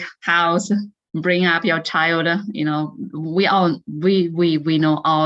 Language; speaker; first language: English; non-native, fluent; Chinese